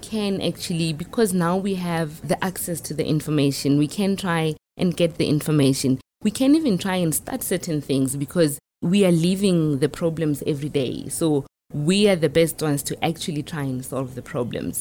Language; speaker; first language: English; non-native, local second language; Tswana